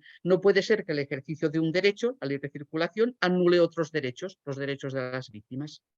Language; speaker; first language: Spanish; native; Spanish